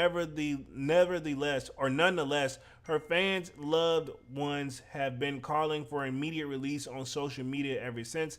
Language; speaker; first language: English; native; English